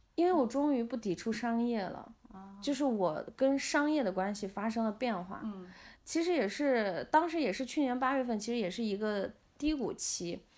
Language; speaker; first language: Chinese; non-native, local second language; Uyghur